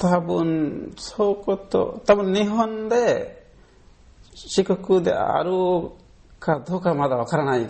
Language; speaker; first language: Japanese; non-native, learner; Bangla